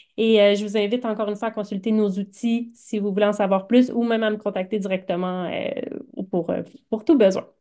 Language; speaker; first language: French; native; French